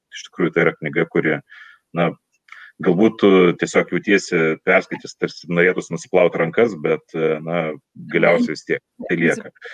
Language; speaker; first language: Lithuanian; native; Lithuanian